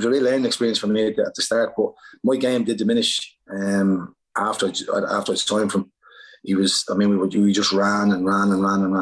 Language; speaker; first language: English; native; English